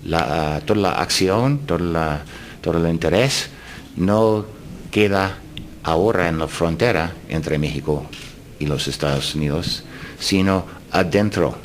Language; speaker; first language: Spanish; non-native, fluent; English